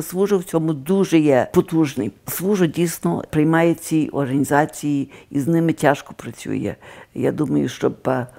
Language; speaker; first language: Ukrainian; early bilingual, heritage; Ukrainian